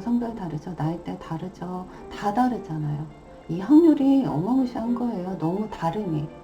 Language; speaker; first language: Korean; native; Korean